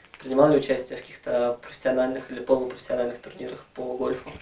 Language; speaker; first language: Russian; native; Russian